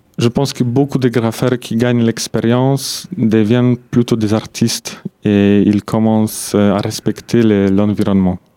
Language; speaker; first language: French; non-native, fluent; Polish